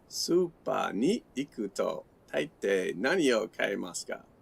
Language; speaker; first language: Japanese; non-native, learner; English